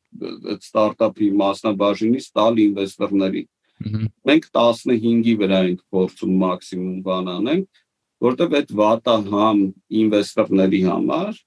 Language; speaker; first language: Armenian; native; Armenian